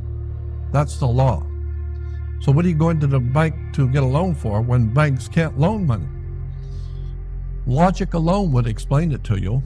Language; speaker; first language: English; native; English